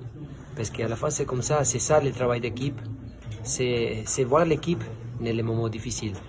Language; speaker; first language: French; non-native, fluent; Spanish